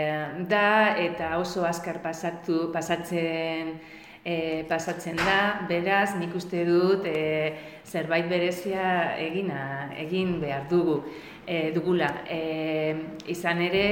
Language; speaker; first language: Basque; non-native, learner; Spanish